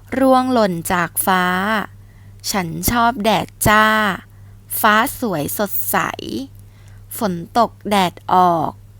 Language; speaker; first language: Thai; native; Thai